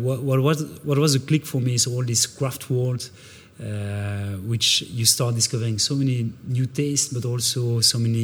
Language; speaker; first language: English; non-native, fluent; French